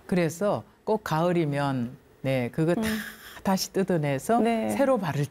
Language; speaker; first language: Korean; native; Korean